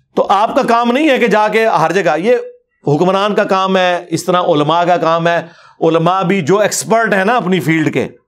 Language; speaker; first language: Urdu; non-native, local second language; Punjabi